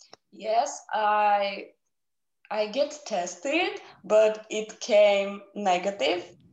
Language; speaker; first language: English; non-native, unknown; Czech